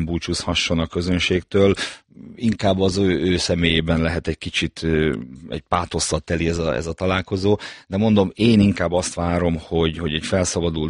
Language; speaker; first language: Hungarian; native; Hungarian